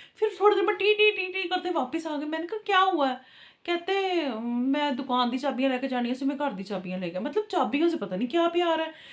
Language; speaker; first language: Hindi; non-native, local second language; Punjabi